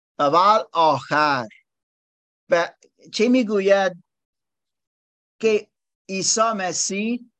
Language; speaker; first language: Persian; non-native, learner; English